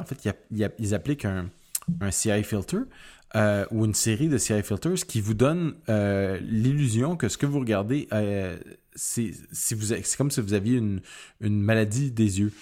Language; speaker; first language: French; native; French